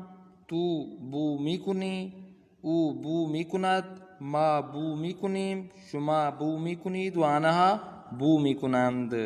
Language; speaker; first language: Persian; non-native, fluent; Urdu